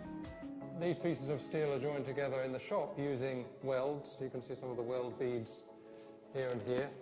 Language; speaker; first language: English; native; English